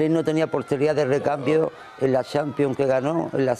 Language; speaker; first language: Spanish; native; Spanish